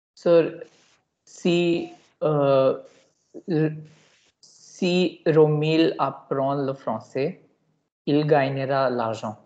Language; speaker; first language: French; non-native, learner; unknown